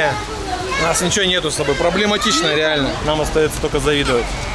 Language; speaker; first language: Russian; native; Russian